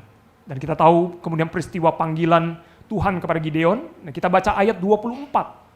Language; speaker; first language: Indonesian; native; Indonesian